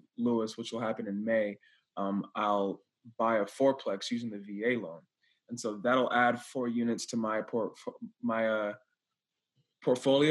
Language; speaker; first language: English; native; English